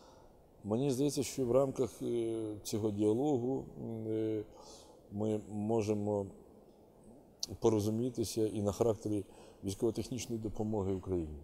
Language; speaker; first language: Ukrainian; native; Ukrainian